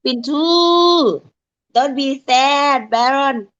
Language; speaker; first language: English; non-native, learner; Thai